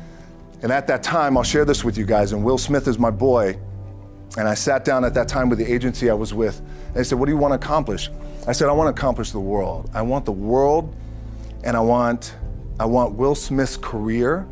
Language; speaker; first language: English; native; English